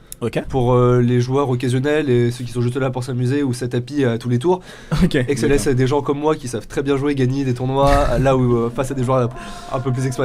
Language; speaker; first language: French; native; French